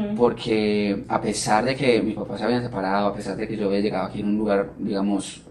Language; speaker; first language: Spanish; native; Spanish